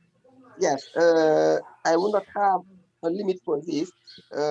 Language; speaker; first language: English; non-native, learner; French